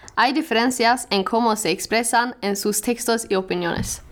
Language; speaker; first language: Spanish; non-native, fluent; Swedish